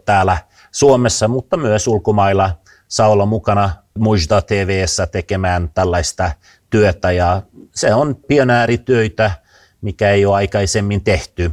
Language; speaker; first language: Finnish; early bilingual, heritage; Finnish